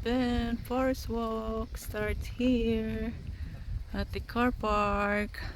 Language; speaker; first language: English; non-native, local second language; Filipino